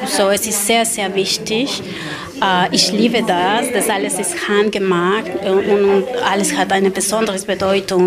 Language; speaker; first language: German; non-native, learner; Spanish